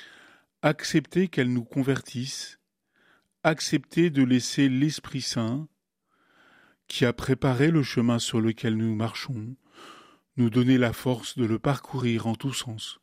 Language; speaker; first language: French; native; French